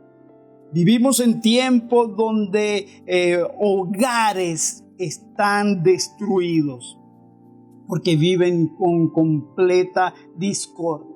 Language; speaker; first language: Spanish; native; Spanish